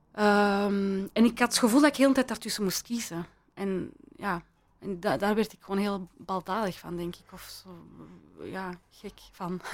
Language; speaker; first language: Dutch; early bilingual, other home language; Persian